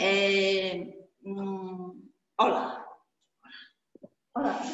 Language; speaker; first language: English; non-native, fluent; Polish